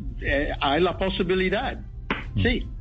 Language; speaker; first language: Spanish; non-native, fluent; English